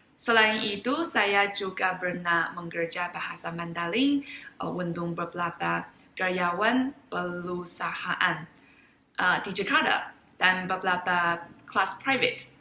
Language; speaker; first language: Indonesian; non-native, fluent; Chinese